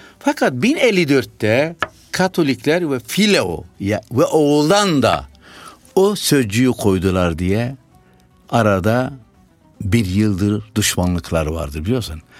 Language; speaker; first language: Turkish; non-native, fluent; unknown